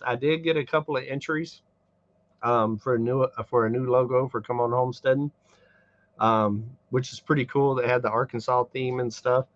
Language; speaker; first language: English; native; English